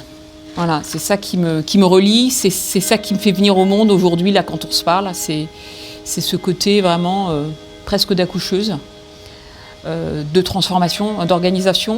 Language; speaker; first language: French; native; French